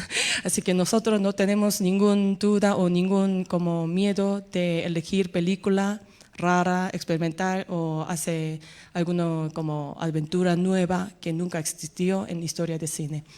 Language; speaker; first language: Spanish; non-native, fluent; Korean